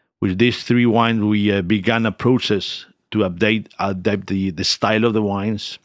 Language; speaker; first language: English; non-native, fluent; Spanish